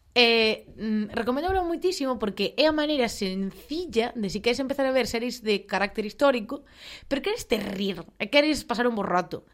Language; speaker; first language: Galician; non-native, local second language; Spanish